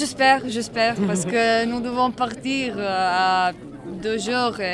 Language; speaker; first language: French; non-native, learner; Croatian